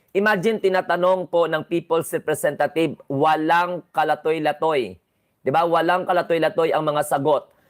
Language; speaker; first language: Filipino; non-native, local second language; Cebuano